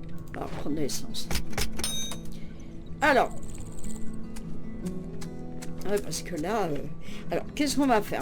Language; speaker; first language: French; native; French